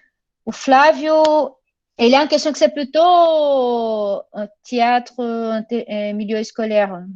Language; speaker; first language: French; non-native, fluent; Portuguese